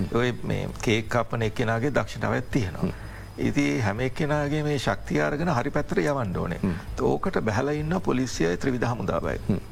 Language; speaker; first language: Sinhala; non-native, local second language; Tamil